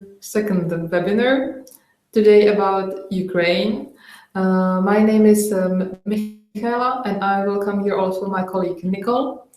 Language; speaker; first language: English; non-native, fluent; Czech